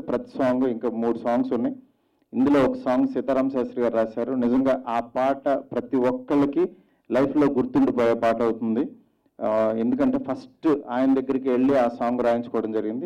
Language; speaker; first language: Telugu; native; Telugu